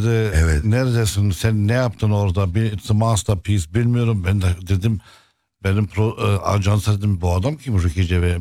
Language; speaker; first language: Turkish; non-native, fluent; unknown